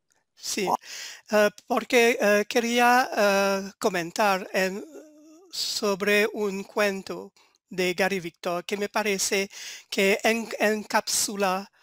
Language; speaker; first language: Spanish; non-native, fluent; French